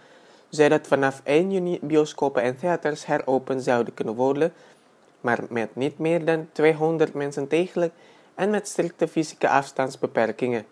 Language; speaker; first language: Dutch; non-native, fluent; Indonesian